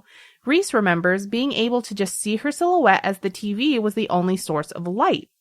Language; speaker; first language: English; native; English